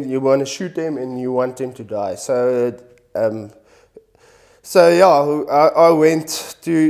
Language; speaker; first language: English; non-native, local second language; Afrikaans